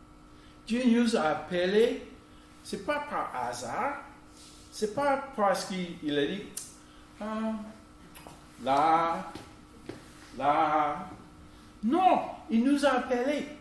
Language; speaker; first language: French; non-native, fluent; English